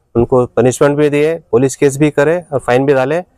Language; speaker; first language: Hindi; non-native, local second language; Kannada